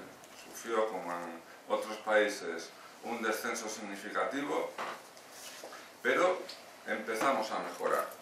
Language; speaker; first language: Spanish; native; Spanish